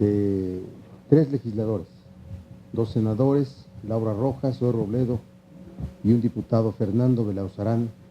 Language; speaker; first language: Spanish; native; Spanish